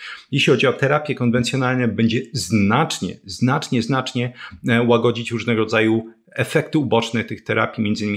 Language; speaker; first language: Polish; native; Polish